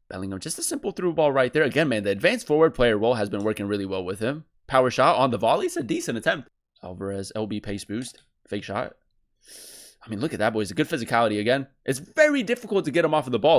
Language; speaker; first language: English; native; English